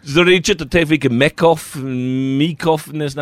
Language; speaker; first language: Bulgarian; non-native, learner; English